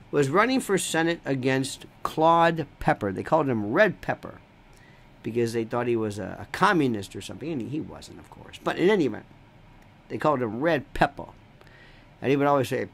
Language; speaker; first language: English; native; English